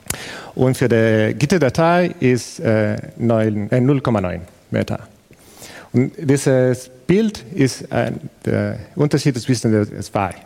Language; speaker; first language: German; non-native, fluent; Spanish